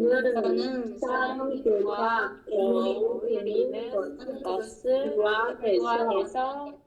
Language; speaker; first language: Korean; non-native, learner; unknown